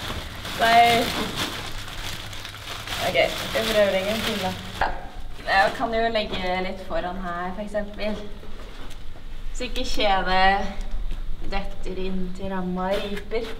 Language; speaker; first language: Norwegian; native; Norwegian